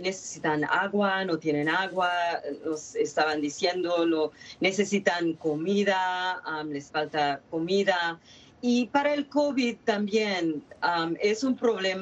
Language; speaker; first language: Spanish; non-native, fluent; Haitian Creole